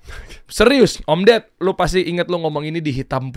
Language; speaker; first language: Indonesian; native; Indonesian